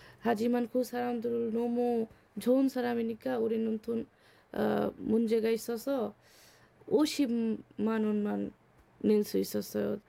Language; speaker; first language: Korean; non-native, learner; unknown